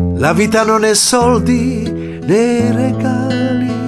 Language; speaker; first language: Swedish; non-native, fluent; Italian